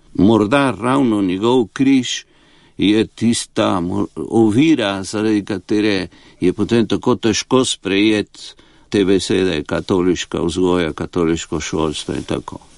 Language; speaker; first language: Slovenian; early bilingual, heritage; Slovenian